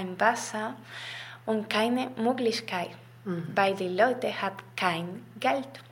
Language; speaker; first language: German; non-native, learner; Spanish